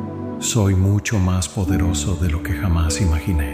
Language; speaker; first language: Spanish; native; Spanish